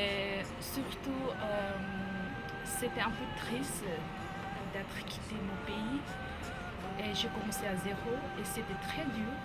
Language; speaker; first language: French; non-native, learner; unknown